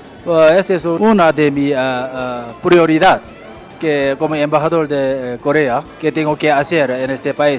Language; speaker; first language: Spanish; non-native, fluent; Korean